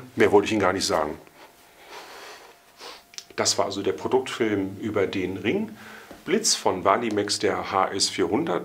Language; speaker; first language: German; native; German